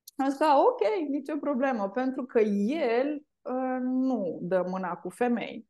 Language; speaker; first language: Romanian; native; Romanian